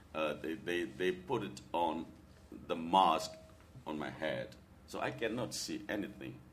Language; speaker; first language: English; non-native, learner; Burmese